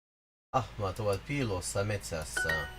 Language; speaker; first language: Finnish; non-native, learner; English